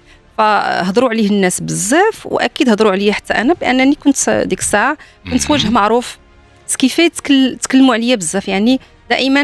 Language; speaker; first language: Arabic; native; Arabic